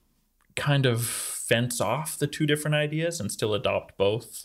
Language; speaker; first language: English; native; English